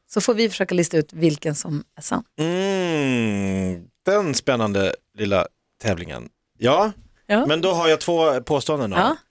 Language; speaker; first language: Swedish; native; Swedish